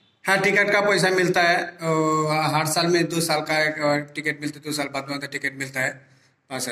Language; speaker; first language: Hindi; non-native, learner; Bangla